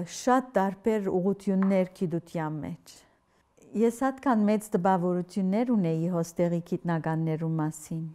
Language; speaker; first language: Armenian; early bilingual, heritage; Armenian